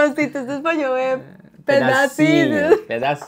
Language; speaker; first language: Portuguese; non-native, fluent; Spanish